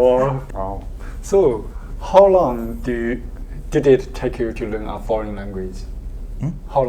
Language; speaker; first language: English; non-native, learner; Chinese